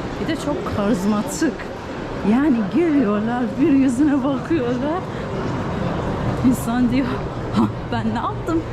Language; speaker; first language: Turkish; non-native, learner; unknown